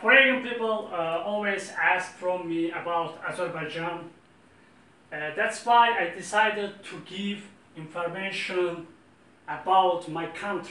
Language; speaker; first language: English; non-native, learner; Azerbaijani